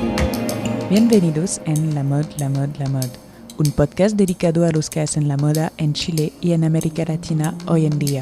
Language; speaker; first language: Spanish; non-native, fluent; French